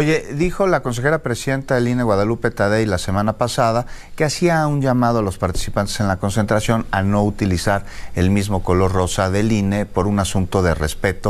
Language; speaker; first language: Spanish; native; Spanish